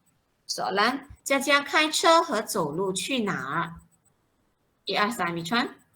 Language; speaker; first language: Chinese; non-native, fluent; Malay